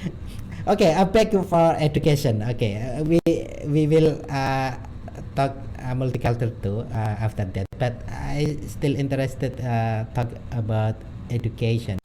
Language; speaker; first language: English; non-native, learner; Indonesian